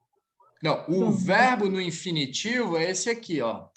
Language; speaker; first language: Portuguese; native; Portuguese